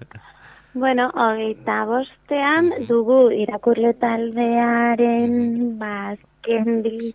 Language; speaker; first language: Basque; non-native, local second language; Spanish